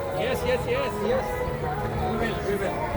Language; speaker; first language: English; non-native, learner; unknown